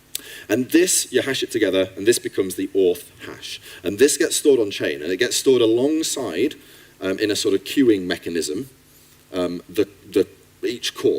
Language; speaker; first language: English; native; English